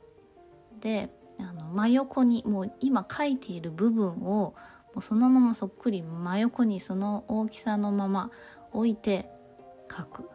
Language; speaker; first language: Japanese; native; Japanese